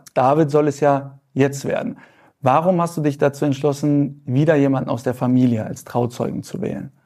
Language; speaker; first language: German; native; German